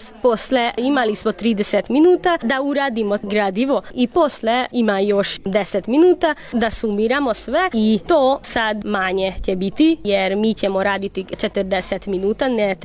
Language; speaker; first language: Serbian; non-native, local second language; Hungarian